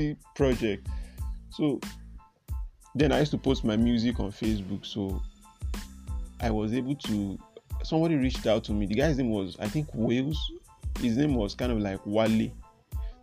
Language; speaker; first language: English; non-native, local second language; Yoruba